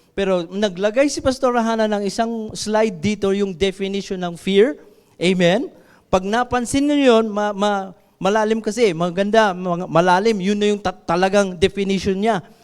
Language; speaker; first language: Filipino; non-native, local second language; Iloko